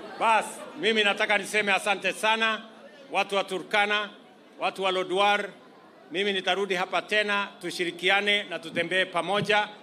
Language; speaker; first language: Swahili; non-native, local second language; Kalenjin